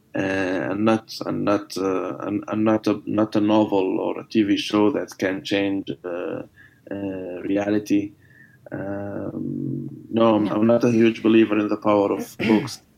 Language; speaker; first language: English; non-native, fluent; Arabic